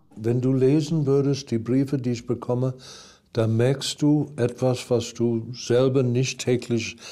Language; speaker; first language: German; non-native, fluent; English